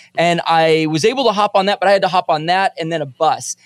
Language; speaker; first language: English; native; English